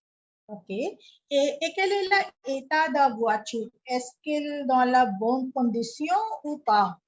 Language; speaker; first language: French; non-native, learner; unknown